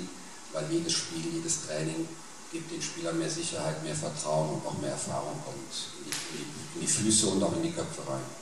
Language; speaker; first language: German; native; German